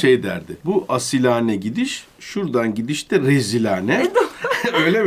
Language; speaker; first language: Turkish; native; Turkish